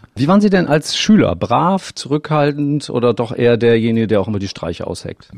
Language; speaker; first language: German; native; German